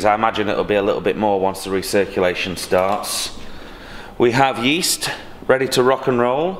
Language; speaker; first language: English; native; English